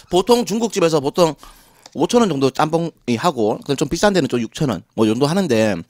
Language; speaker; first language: Korean; native; Korean